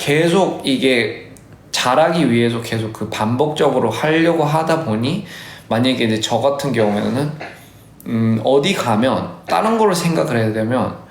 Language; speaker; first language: Korean; early bilingual, heritage; English